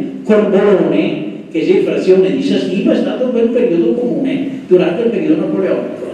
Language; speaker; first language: Italian; native; Italian